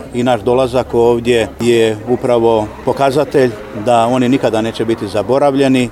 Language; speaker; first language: Croatian; native; Croatian